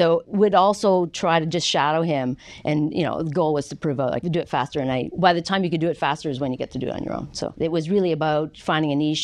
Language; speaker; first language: English; native; English